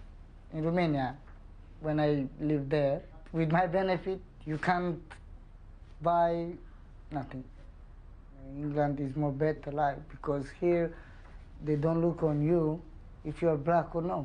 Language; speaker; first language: English; non-native, learner; Romanian